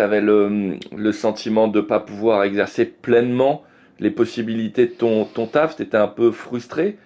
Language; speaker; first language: French; native; French